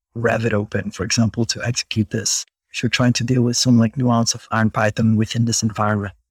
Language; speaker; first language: English; non-native, fluent; Portuguese